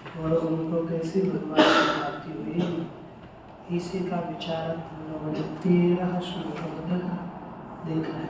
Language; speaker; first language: Hindi; non-native, local second language; Marathi